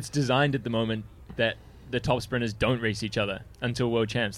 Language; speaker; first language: English; native; English